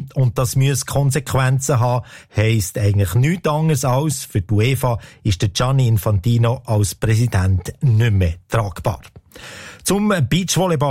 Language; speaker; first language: German; native; German